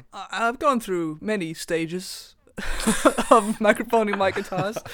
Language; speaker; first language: English; native; English